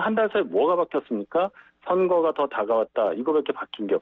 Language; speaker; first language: Korean; native; Korean